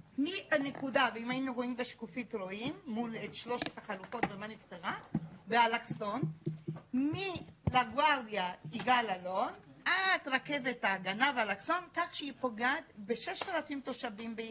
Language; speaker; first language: Hebrew; native; Hebrew